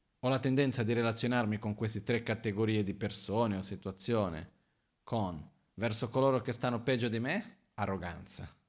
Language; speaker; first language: Italian; non-native, fluent; Portuguese